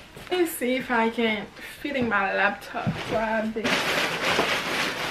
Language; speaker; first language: English; non-native, fluent; Haitian Creole